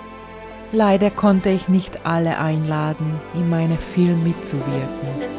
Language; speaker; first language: German; non-native, fluent; Hungarian